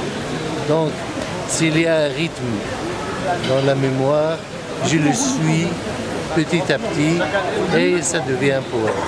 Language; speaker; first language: French; non-native, local second language; Arabic